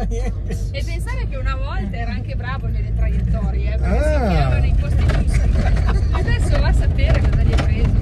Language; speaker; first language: Italian; native; Italian